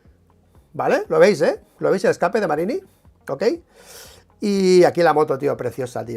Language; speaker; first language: Spanish; native; Spanish